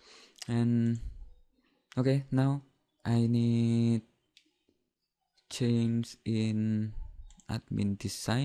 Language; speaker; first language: English; non-native, learner; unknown